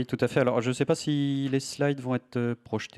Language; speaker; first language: French; native; French